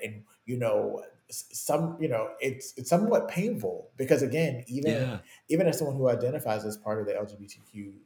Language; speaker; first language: English; native; English